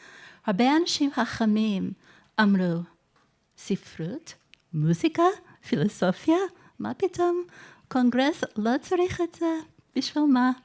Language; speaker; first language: Hebrew; non-native, fluent; English